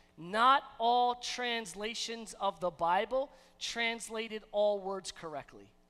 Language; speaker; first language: English; native; English